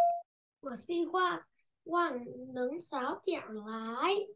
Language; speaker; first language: Chinese; non-native, learner; Vietnamese